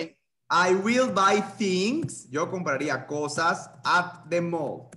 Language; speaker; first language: English; non-native, fluent; Spanish